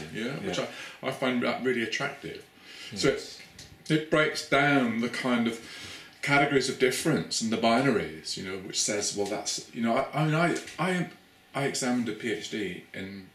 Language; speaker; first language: English; native; English